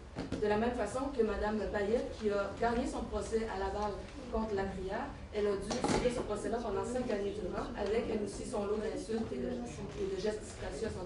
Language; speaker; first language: French; native; French